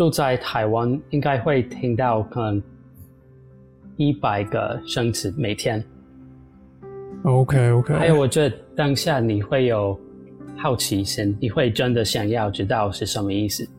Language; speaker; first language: Chinese; non-native, fluent; English